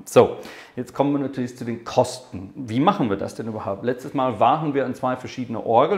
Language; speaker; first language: German; non-native, fluent; English